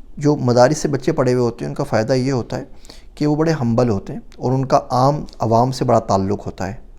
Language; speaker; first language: Urdu; native; Urdu